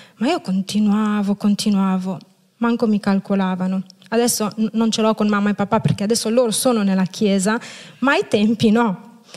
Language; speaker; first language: Italian; non-native, fluent; Romanian